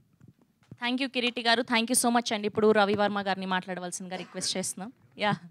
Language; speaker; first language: Telugu; native; Telugu